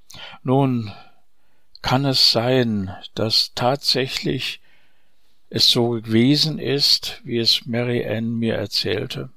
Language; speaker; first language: German; native; German